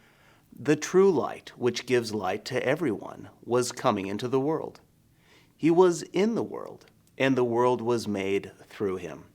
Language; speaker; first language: English; native; English